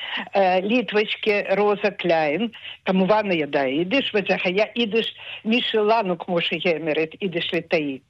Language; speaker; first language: Hebrew; non-native, fluent; Russian